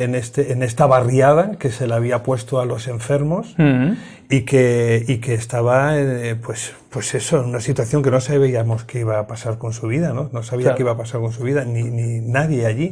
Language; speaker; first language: Spanish; native; Spanish